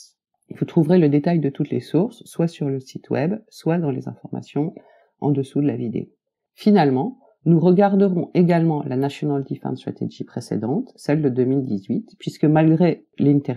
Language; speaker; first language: French; native; French